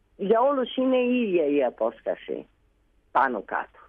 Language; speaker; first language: Greek; early bilingual, heritage; Bulgarian